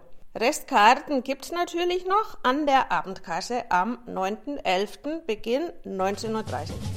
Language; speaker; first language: German; native; German